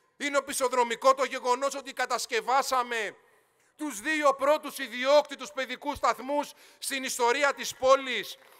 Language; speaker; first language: Greek; native; Greek